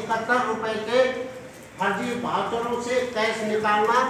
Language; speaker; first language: Hindi; native; Hindi